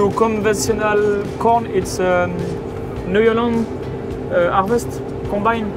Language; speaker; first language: English; non-native, learner; French